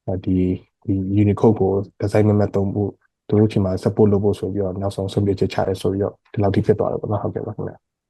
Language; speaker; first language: Burmese; non-native, local second language; Karen languages